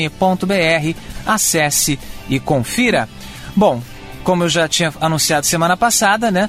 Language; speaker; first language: Portuguese; native; Portuguese